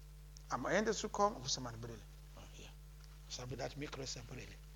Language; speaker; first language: German; non-native, learner; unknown